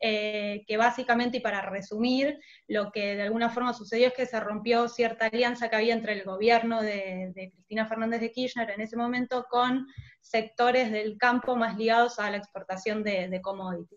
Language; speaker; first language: Spanish; native; Spanish